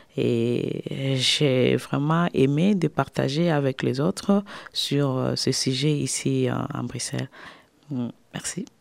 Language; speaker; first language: French; non-native, local second language; Lingala